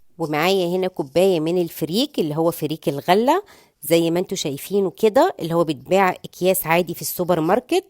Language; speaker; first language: Arabic; native; Arabic